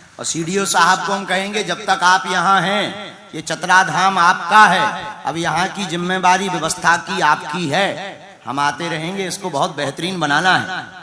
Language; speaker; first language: Hindi; native; Hindi